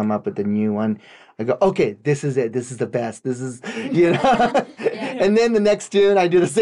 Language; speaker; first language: English; non-native, fluent; Japanese